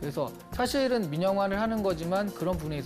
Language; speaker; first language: Korean; native; Korean